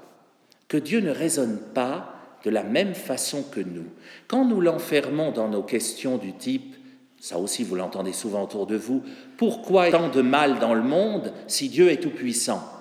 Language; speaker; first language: French; native; French